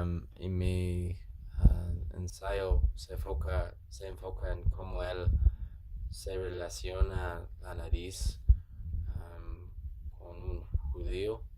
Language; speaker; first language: Spanish; non-native, learner; English